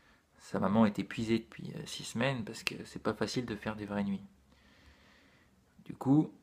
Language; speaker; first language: French; native; French